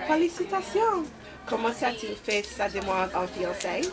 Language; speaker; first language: French; non-native, learner; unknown